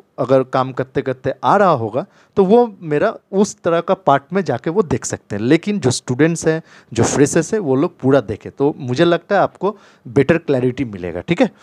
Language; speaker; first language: Hindi; non-native, local second language; Bangla